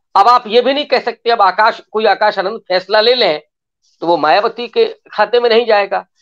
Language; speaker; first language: Hindi; native; Hindi